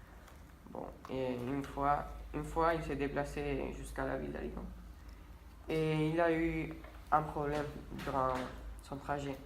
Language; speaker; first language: French; non-native, fluent; Spanish